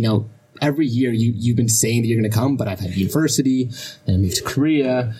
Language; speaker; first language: English; non-native, fluent; Russian